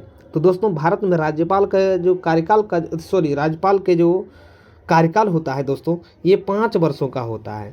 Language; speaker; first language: Hindi; native; Hindi